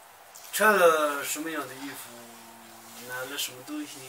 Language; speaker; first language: Chinese; non-native, local second language; Tibetan